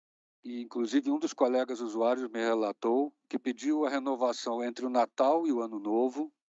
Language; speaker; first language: Portuguese; native; Portuguese